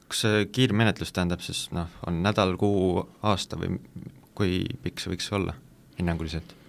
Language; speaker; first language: Estonian; native; Estonian